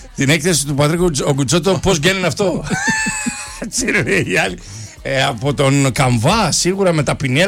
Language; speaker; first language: Greek; native; Greek